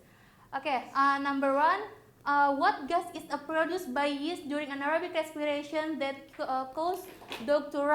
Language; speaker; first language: English; non-native, learner; Indonesian